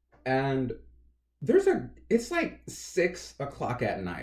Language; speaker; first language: English; native; English